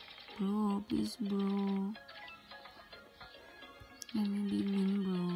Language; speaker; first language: English; non-native, local second language; Cebuano